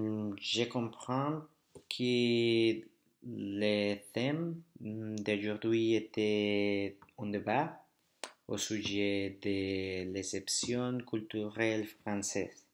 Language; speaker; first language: French; non-native, learner; Spanish